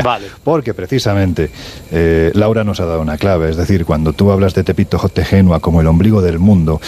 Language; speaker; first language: Spanish; native; Spanish